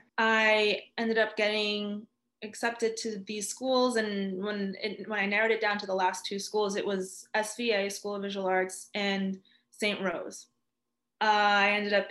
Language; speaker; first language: English; early bilingual, other home language; Spanish